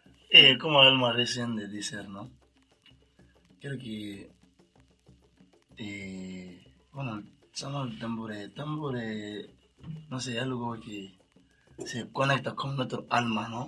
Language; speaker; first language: Spanish; non-native, learner; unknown